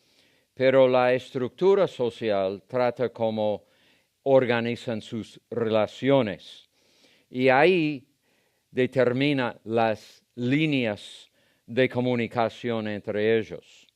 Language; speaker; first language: Spanish; non-native, fluent; English